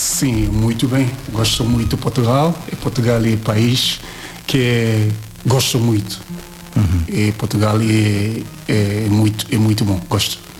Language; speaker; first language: Portuguese; non-native, learner; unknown